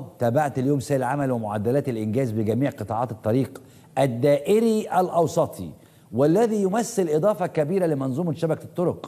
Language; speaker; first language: Arabic; native; Arabic